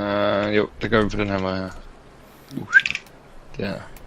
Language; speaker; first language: Danish; native; Danish